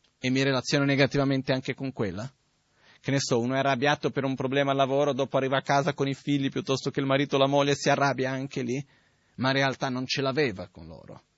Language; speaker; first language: Italian; non-native, fluent; Portuguese